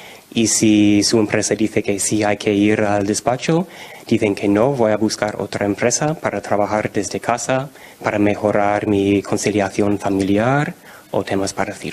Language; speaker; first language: Spanish; non-native, fluent; English